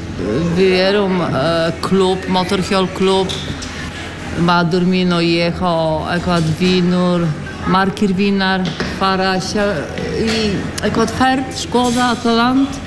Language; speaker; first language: Icelandic; non-native, learner; Polish